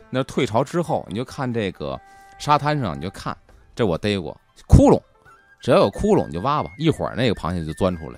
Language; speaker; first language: Chinese; native; Chinese